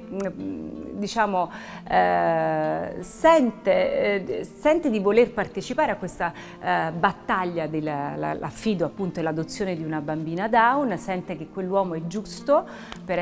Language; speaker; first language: Italian; native; Italian